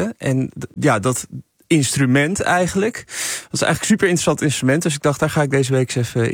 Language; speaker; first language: Dutch; native; Dutch